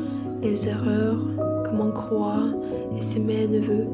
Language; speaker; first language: French; non-native, fluent; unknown